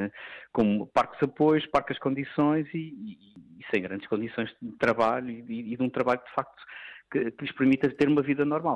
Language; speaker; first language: Portuguese; native; Portuguese